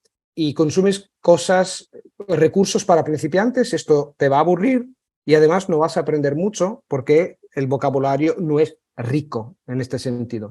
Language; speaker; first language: Spanish; non-native, fluent; Italian